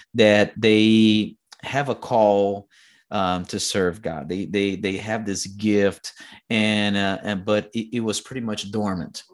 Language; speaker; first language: English; non-native, fluent; Portuguese